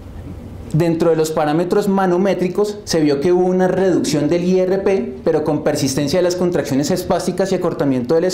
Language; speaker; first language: Spanish; native; Spanish